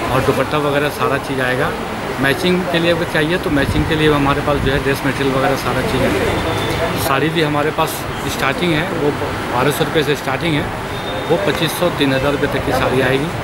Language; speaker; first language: Hindi; native; Hindi